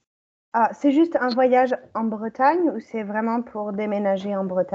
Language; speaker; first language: French; native; French